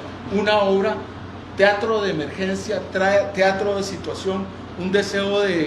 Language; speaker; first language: Spanish; native; Spanish